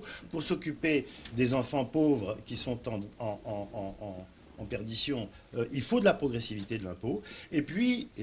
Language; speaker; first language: French; native; French